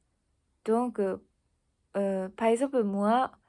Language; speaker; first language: French; non-native, learner; Japanese